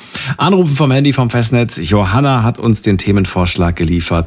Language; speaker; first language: German; native; German